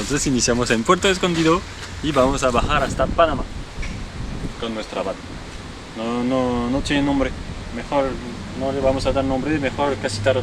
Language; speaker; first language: Spanish; non-native, learner; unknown